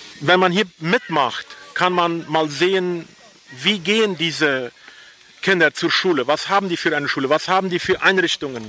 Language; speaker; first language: German; non-native, local second language; Plautdietsch